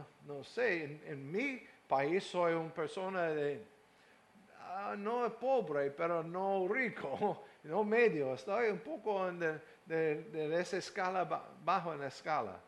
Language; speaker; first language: Spanish; non-native, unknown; English